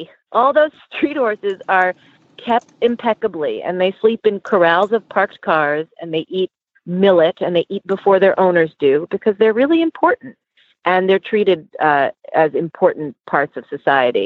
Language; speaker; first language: English; native; English